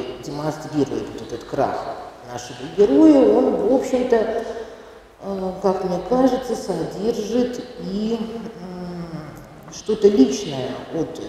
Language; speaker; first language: Russian; native; Russian